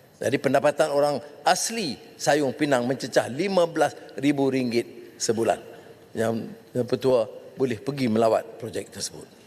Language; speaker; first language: Malay; native; Malay